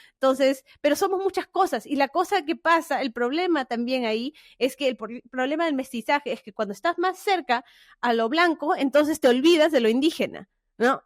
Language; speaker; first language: Spanish; early bilingual, heritage; Spanish